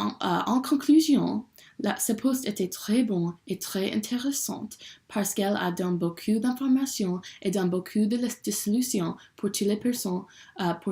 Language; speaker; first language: French; non-native, learner; English